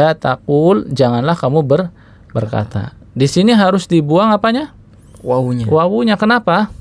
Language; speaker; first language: Indonesian; native; Indonesian